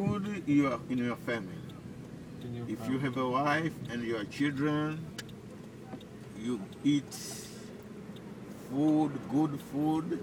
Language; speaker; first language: English; non-native, local second language; Swahili